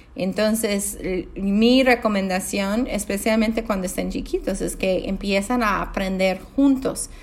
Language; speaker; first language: Spanish; non-native, fluent; English